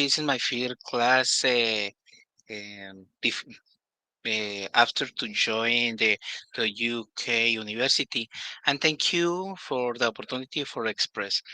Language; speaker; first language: English; non-native, learner; Spanish